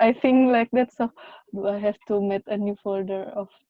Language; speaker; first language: English; non-native, learner; Indonesian